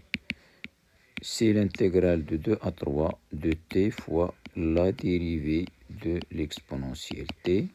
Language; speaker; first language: French; non-native, local second language; Arabic